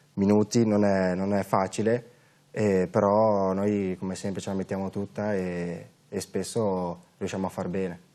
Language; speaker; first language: Italian; native; Italian